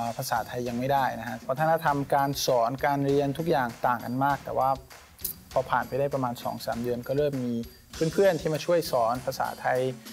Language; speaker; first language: Thai; early bilingual, other home language; French